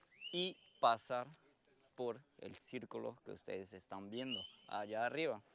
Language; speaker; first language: Spanish; non-native, fluent; Portuguese